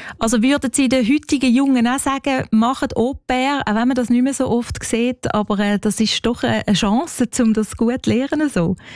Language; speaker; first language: German; native; German